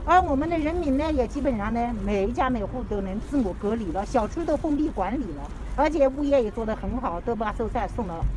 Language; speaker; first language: Chinese; native; Chinese